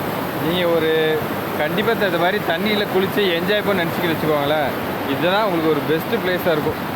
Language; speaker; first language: Tamil; native; Tamil